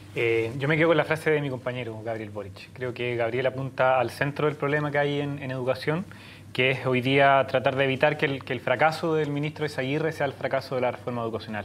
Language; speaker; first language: Spanish; native; Spanish